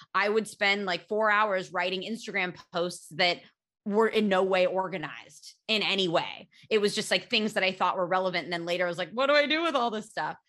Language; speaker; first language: English; native; English